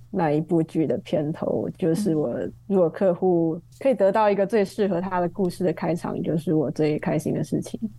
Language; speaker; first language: Chinese; native; Chinese